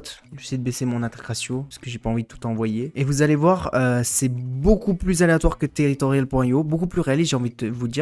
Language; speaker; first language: French; native; French